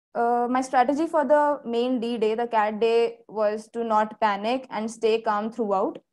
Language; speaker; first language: English; non-native, local second language; Hindi